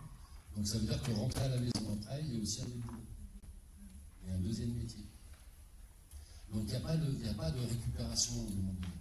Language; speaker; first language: French; native; French